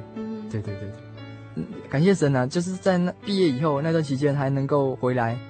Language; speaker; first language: Chinese; native; Chinese